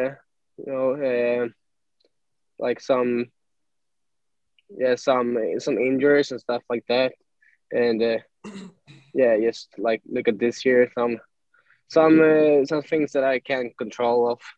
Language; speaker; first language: English; non-native, fluent; Swedish